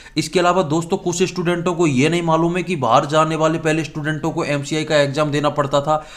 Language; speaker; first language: Hindi; native; Hindi